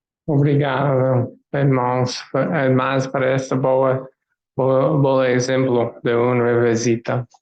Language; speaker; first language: Portuguese; non-native, learner; English